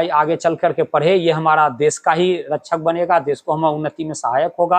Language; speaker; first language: Hindi; native; Hindi